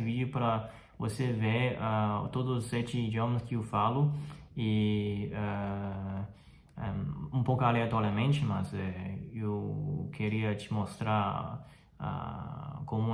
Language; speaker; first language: Portuguese; non-native, fluent; Chinese